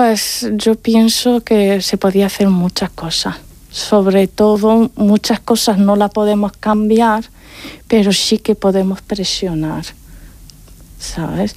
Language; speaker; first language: Spanish; non-native, fluent; Arabic